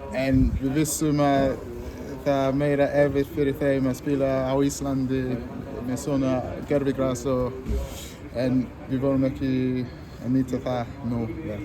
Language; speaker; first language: Icelandic; non-native, learner; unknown